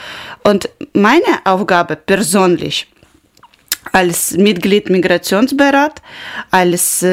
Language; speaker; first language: German; non-native, learner; Ukrainian